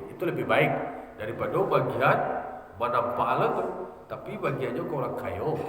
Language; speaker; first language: Malay; non-native, local second language; Minangkabau